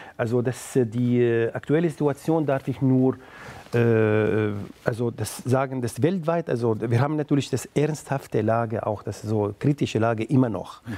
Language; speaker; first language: German; non-native, fluent; Arabic